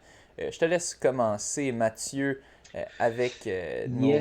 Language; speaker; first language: French; native; French